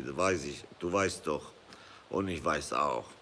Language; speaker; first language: German; non-native, fluent; Kurdish